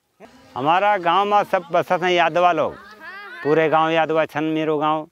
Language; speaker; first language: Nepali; non-native, local second language; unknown